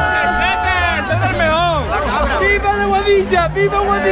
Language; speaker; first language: Spanish; native; Spanish